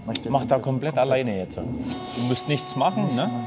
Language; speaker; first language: German; native; German